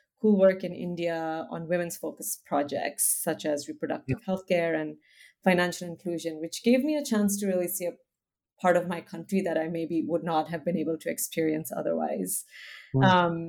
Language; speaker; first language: English; non-native, local second language; Hindi